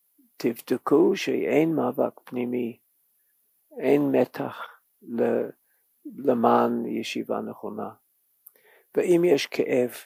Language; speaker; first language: Hebrew; non-native, learner; English